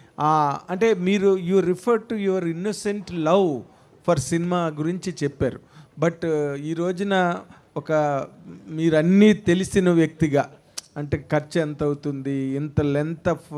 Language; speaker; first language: Telugu; native; Telugu